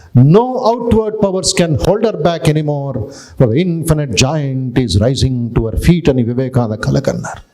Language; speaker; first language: English; non-native, local second language; Telugu